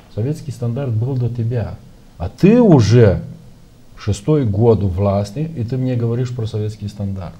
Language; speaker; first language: Russian; non-native, local second language; Romanian